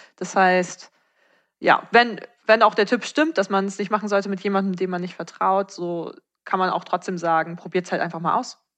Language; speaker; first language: German; native; German